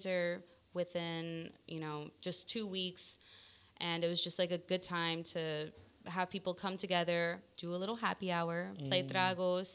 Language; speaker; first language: English; early bilingual, other home language; Spanish